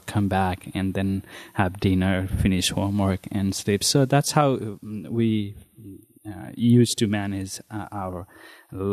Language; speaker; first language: English; non-native, fluent; Nepali